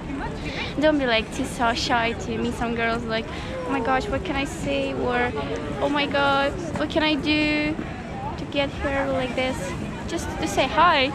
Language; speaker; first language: English; non-native, learner; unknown